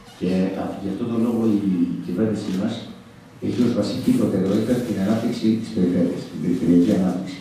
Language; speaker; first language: Greek; native; Greek